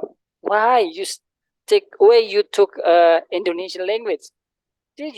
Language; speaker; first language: English; non-native, learner; Indonesian